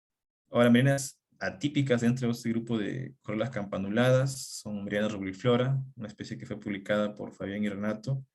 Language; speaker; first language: Spanish; native; Spanish